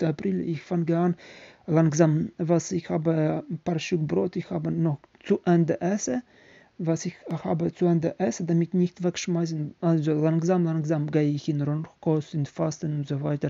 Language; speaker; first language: German; non-native, learner; Ukrainian